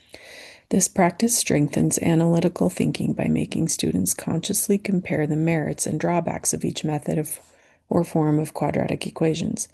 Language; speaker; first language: English; native; English